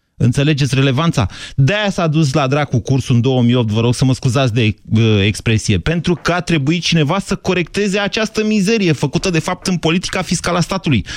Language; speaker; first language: Romanian; native; Romanian